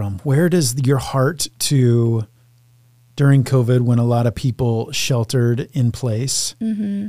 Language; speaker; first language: English; native; English